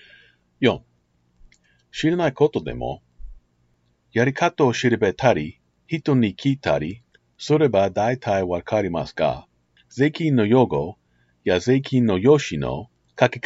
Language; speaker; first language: Japanese; non-native, learner; English